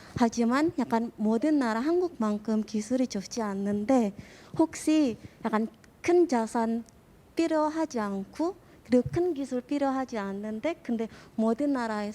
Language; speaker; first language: Korean; non-native, fluent; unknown